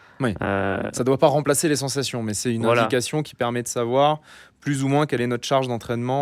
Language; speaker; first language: French; native; French